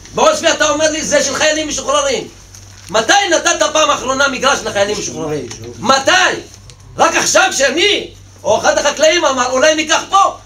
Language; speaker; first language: Hebrew; non-native, local second language; Arabic